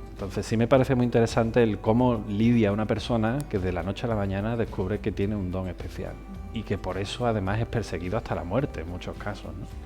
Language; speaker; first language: Spanish; native; Spanish